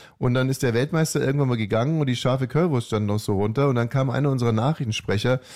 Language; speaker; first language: German; early bilingual, other home language; Hungarian